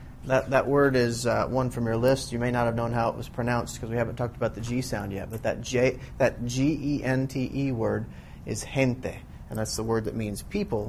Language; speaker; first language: English; native; English